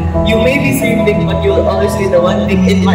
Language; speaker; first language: English; non-native, local second language; Filipino